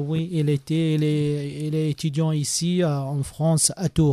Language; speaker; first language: French; non-native, learner; Arabic